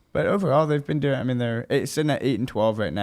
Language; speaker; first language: English; native; English